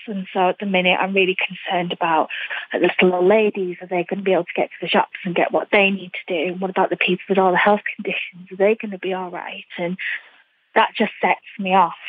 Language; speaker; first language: English; native; English